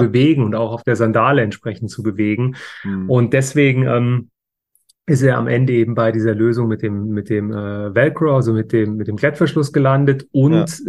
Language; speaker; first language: German; native; German